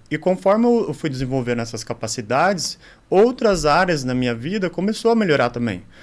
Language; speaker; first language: Portuguese; native; Portuguese